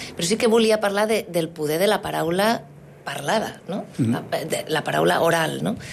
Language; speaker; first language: Catalan; non-native, local second language; Spanish